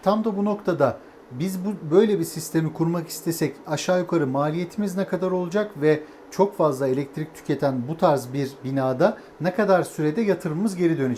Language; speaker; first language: Turkish; native; Turkish